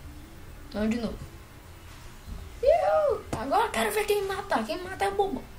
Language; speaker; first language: Portuguese; native; Portuguese